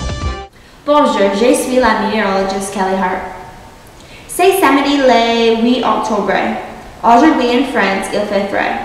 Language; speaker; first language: French; non-native, learner; English